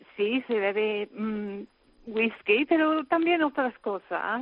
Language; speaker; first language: Spanish; non-native, fluent; English